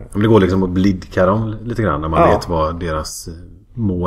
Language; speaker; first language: Swedish; native; Swedish